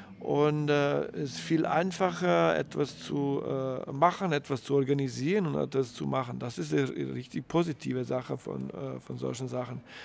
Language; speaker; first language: German; non-native, fluent; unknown